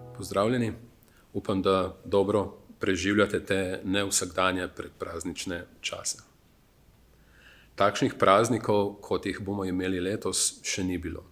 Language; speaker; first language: Slovenian; native; Slovenian